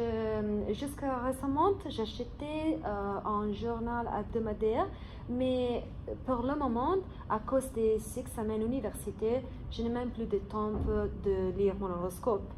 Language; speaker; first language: French; non-native, fluent; English